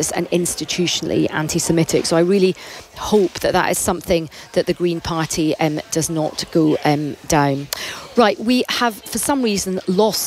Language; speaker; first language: English; native; English